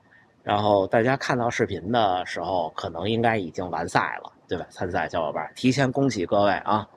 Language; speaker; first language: Chinese; native; Chinese